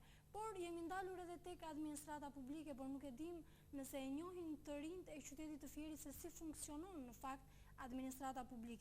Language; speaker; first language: Albanian; native; Albanian